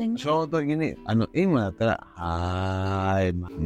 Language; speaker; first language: Japanese; non-native, learner; Spanish